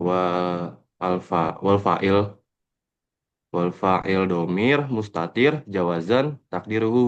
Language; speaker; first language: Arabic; non-native, learner; Indonesian